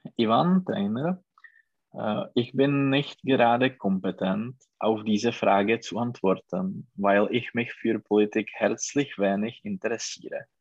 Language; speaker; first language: German; non-native, learner; Czech